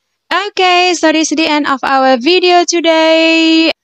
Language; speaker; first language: English; non-native, fluent; Indonesian